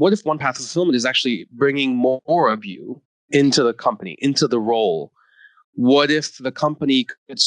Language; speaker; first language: English; native; English